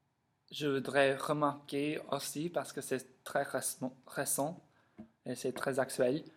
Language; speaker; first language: French; non-native, learner; English